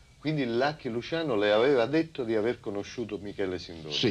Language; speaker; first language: Italian; native; Italian